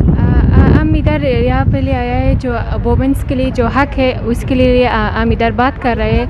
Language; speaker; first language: Hindi; non-native, local second language; Persian